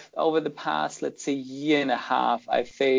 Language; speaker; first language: English; non-native, fluent; German